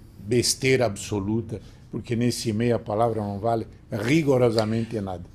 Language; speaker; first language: Portuguese; non-native, fluent; Italian